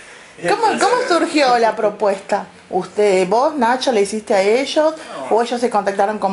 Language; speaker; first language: Spanish; native; Spanish